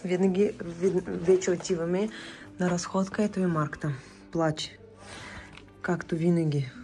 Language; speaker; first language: Bulgarian; non-native, fluent; Russian